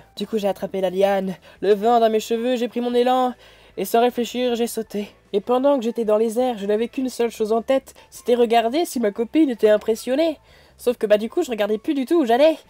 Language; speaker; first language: French; native; French